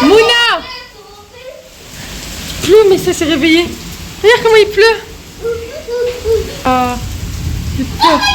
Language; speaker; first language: French; native; French